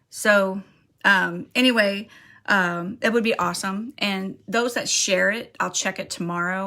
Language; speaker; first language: English; native; English